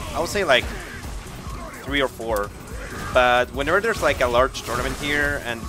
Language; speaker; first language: English; non-native, fluent; Spanish